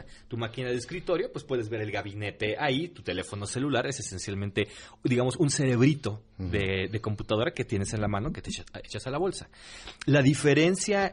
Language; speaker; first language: Spanish; native; Spanish